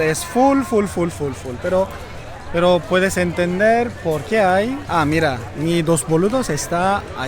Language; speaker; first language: Spanish; non-native, fluent; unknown